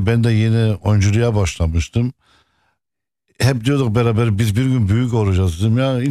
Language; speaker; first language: Turkish; non-native, local second language; Arabic